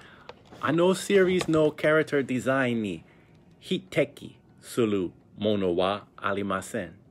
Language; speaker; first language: Japanese; non-native, learner; English